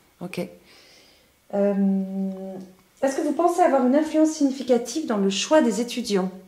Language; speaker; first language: French; native; French